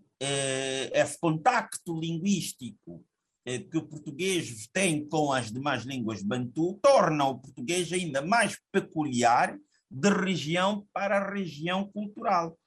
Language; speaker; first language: Portuguese; native; Portuguese